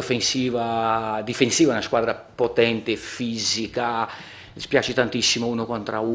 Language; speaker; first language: Italian; non-native, fluent; Portuguese